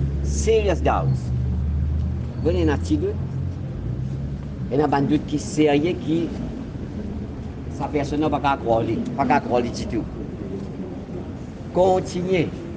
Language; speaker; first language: French; non-native, local second language; Morisyen